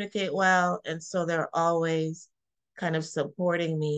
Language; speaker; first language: English; native; English